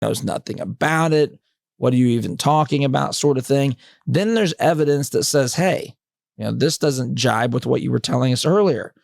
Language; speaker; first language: English; native; English